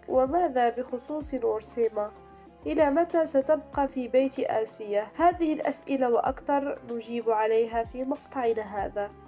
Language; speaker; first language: Arabic; native; Arabic